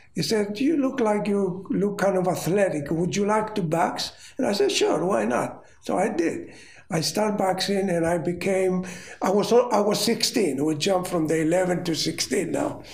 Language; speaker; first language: English; non-native, fluent; Greek